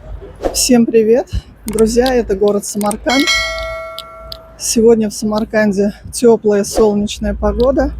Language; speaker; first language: Russian; native; Russian